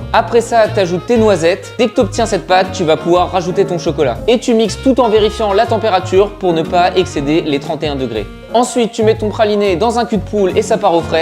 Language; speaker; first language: French; native; French